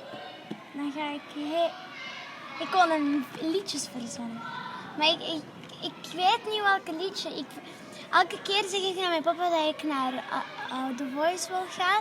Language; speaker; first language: Dutch; non-native, learner; Arabic